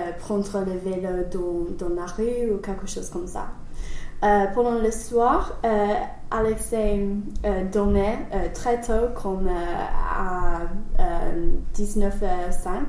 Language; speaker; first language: French; non-native, learner; English